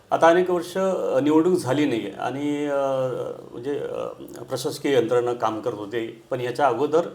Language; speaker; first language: Marathi; native; Marathi